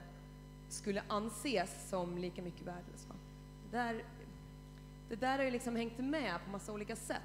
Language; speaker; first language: Swedish; native; Swedish